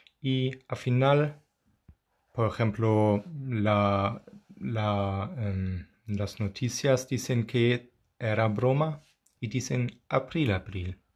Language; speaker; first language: Spanish; non-native, learner; German